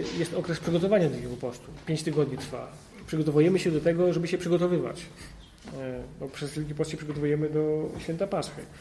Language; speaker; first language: Polish; native; Polish